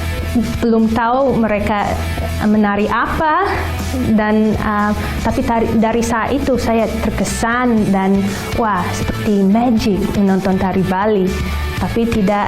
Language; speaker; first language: Indonesian; non-native, fluent; English